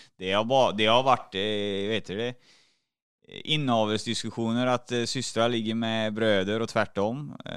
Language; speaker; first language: Swedish; native; Swedish